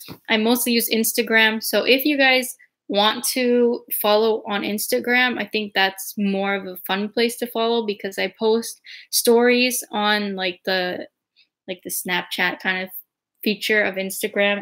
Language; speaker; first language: English; native; English